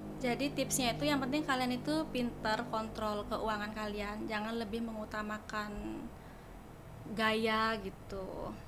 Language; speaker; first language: Indonesian; non-native, local second language; Balinese